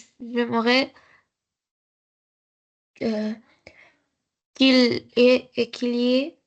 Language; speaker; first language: French; non-native, learner; Arabic